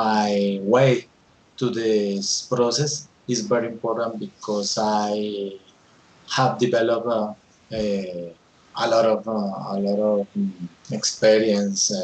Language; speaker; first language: English; non-native, learner; Spanish